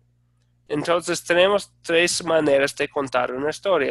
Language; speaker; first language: Spanish; non-native, fluent; English